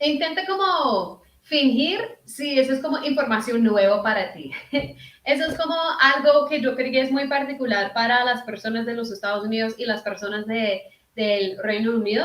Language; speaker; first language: Spanish; early bilingual, heritage; Spanish